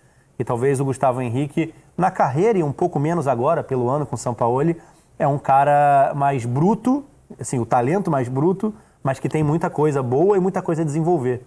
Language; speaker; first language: Portuguese; native; Portuguese